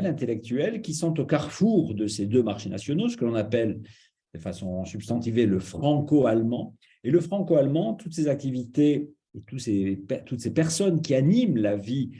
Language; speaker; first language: French; native; French